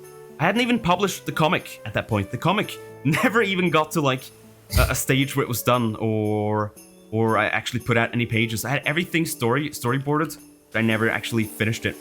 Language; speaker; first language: English; non-native, fluent; Norwegian